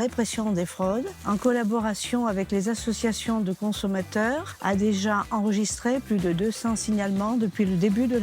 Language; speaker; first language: French; native; French